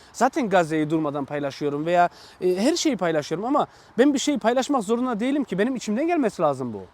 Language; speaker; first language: Turkish; early bilingual, other home language; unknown